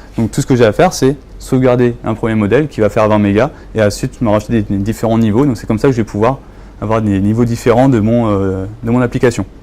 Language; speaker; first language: French; native; French